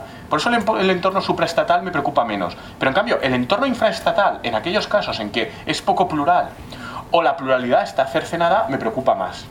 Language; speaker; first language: Spanish; native; Spanish